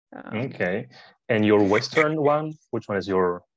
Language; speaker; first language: English; non-native, fluent; Spanish